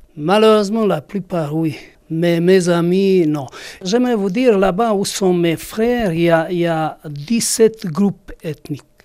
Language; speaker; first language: French; non-native, fluent; Bosnian